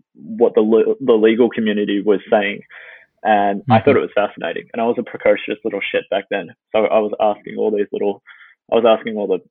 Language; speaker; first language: English; native; English